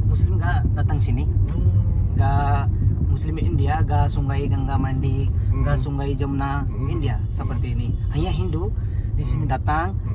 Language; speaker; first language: Indonesian; non-native, learner; Hindi